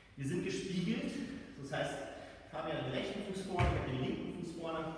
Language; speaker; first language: German; native; German